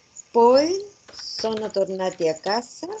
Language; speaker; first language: Italian; non-native, learner; Spanish